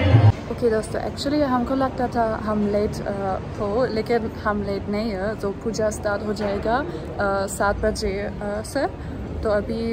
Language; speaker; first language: Hindi; non-native, learner; German